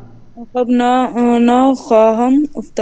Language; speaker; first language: Persian; non-native, learner; Urdu